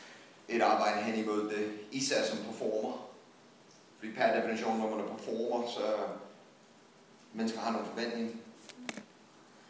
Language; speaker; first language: Danish; non-native, fluent; English